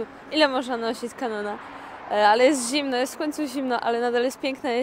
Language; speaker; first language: Polish; early bilingual, heritage; Polish